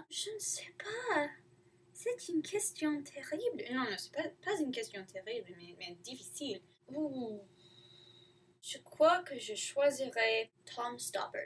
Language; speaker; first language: French; non-native, learner; English